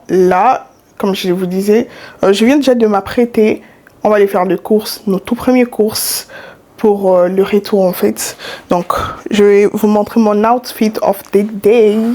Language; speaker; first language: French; non-native, local second language; Lingala